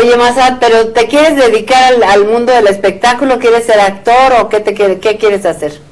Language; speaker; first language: Spanish; native; Spanish